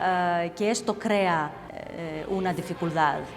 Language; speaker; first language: Spanish; non-native, fluent; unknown